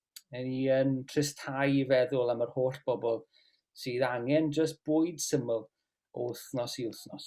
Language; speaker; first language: Welsh; native; Welsh